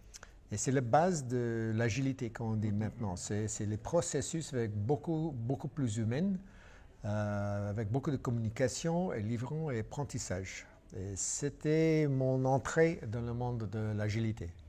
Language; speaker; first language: French; non-native, fluent; English